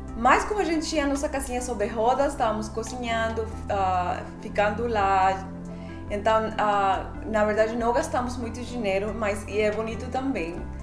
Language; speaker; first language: Portuguese; non-native, fluent; Spanish